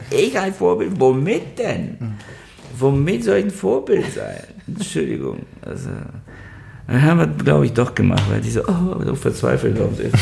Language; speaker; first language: German; non-native, fluent; Bulgarian